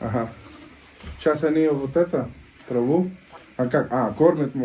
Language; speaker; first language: Russian; non-native, learner; Urdu